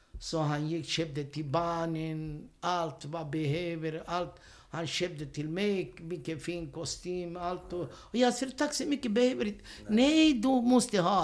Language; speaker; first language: Swedish; non-native, learner; Romany